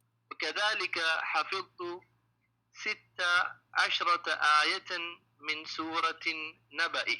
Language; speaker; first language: Arabic; non-native, learner; English